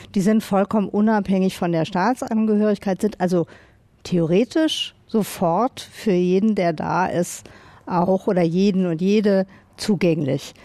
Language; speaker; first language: German; native; German